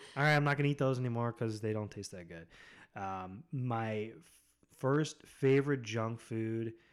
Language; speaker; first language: English; native; English